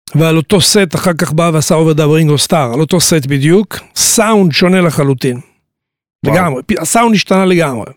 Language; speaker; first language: Hebrew; native; Hebrew